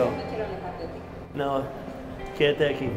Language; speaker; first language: Spanish; non-native, fluent; English